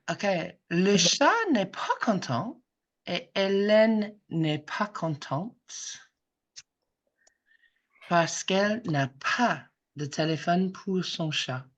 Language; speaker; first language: French; non-native, fluent; English